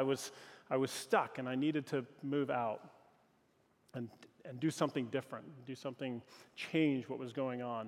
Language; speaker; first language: English; native; English